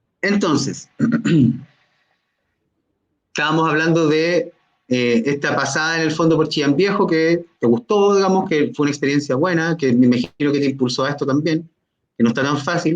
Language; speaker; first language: Spanish; native; Spanish